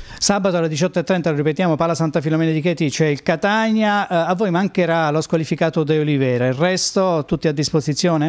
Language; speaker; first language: Italian; native; Italian